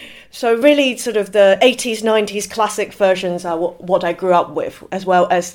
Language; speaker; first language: English; non-native, local second language; Cantonese